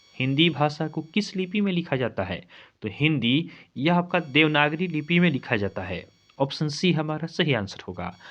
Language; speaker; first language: Hindi; native; Hindi